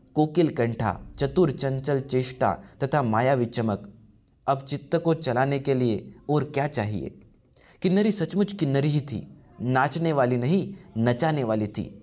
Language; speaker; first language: Hindi; non-native, local second language; Marathi